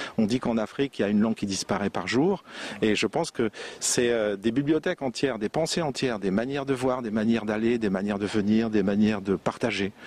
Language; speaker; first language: French; non-native, local second language; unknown